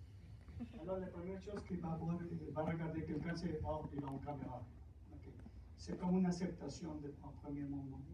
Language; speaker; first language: French; non-native, fluent; Spanish